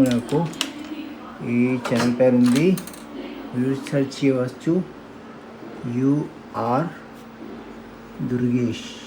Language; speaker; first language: Telugu; non-native, learner; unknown